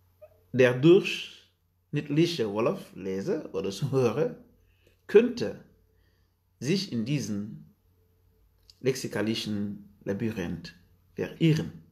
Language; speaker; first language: German; non-native, learner; Wolof